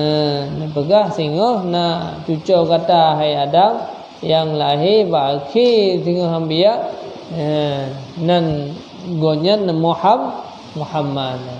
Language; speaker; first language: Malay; non-native, local second language; Achinese